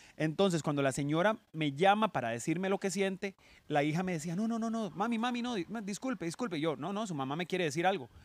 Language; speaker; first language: Spanish; native; Spanish